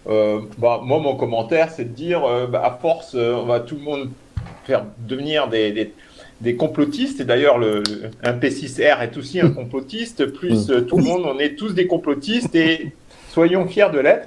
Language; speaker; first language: French; native; French